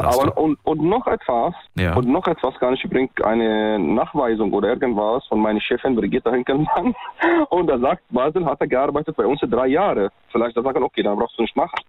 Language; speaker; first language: German; non-native, learner; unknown